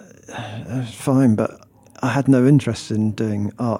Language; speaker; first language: English; native; English